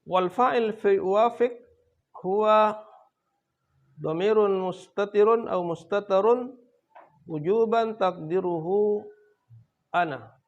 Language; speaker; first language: Arabic; non-native, fluent; Indonesian